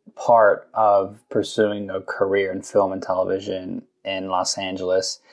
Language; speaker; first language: English; native; English